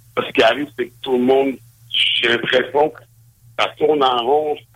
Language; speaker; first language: French; native; French